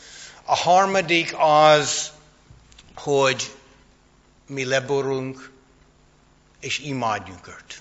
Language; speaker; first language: Hungarian; non-native, fluent; English